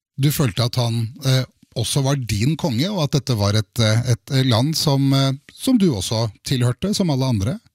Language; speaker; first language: Norwegian; native; Norwegian